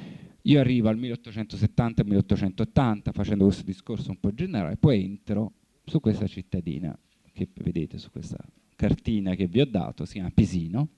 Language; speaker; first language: Italian; native; Italian